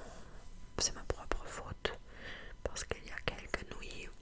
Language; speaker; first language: French; non-native, fluent; English